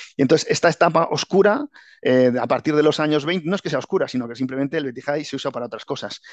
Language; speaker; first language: Spanish; native; Spanish